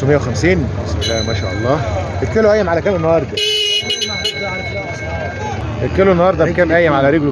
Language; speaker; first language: Arabic; native; Arabic